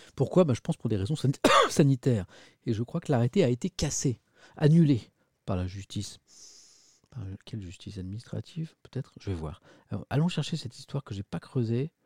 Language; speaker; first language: French; native; French